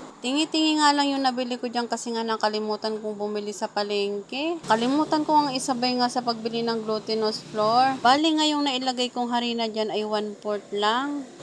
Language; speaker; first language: Filipino; non-native, local second language; Bikol